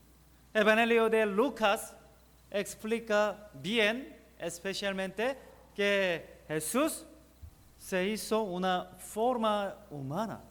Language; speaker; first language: Spanish; non-native, learner; Korean